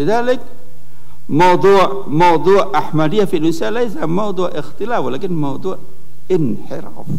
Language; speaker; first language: Arabic; non-native, fluent; Indonesian